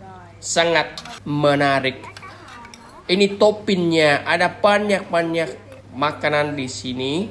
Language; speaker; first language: Indonesian; non-native, learner; Vietnamese